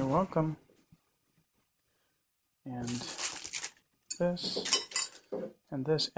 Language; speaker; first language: English; native; English